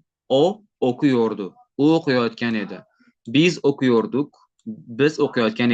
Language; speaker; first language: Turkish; non-native, fluent; Uzbek